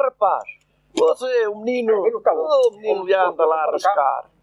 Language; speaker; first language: Spanish; non-native, local second language; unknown